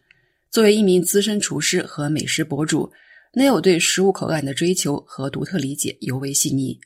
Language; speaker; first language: Chinese; native; Chinese